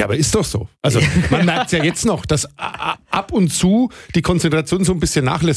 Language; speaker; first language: German; native; German